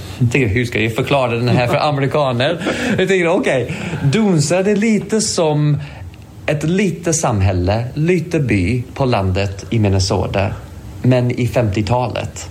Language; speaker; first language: Swedish; non-native, fluent; English